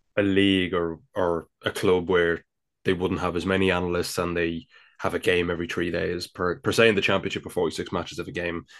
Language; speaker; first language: English; native; English